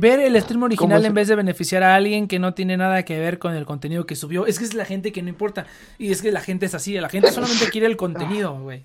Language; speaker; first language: Spanish; native; Spanish